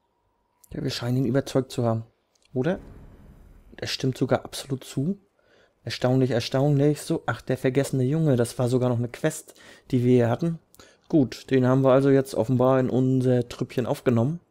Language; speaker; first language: German; native; German